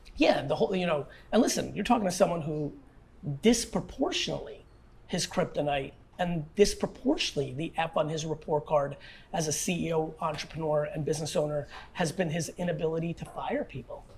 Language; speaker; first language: English; early bilingual, other home language; Russian